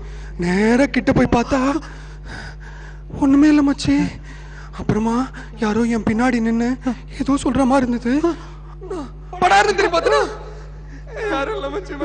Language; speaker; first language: Tamil; native; Tamil